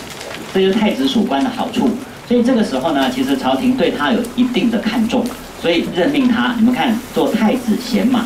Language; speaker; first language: Chinese; native; Chinese